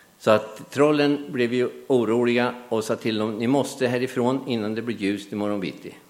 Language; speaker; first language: Swedish; native; Swedish